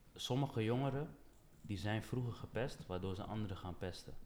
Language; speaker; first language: Dutch; early bilingual, other home language; Papiamento